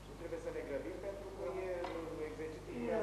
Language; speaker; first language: French; non-native, learner; Romanian